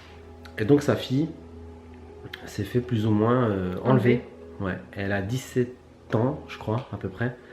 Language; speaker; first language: French; native; French